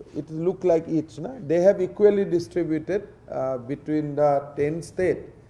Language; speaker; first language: English; non-native, local second language; Assamese